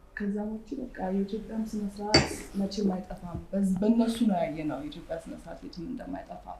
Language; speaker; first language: Amharic; early bilingual, heritage; Amharic